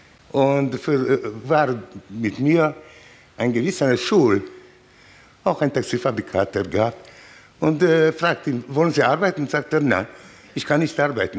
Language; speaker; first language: German; non-native, learner; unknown